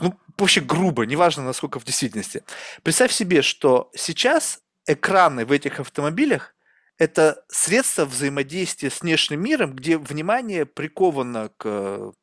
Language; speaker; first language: Russian; native; Russian